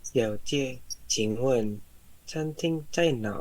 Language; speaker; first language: Chinese; non-native, learner; Indonesian